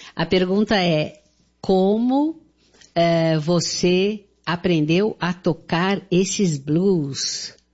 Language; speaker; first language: Portuguese; native; Portuguese